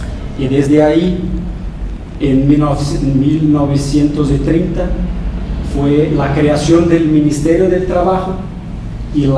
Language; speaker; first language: Spanish; non-native, fluent; Portuguese